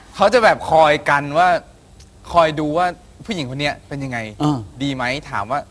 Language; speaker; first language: Thai; native; Thai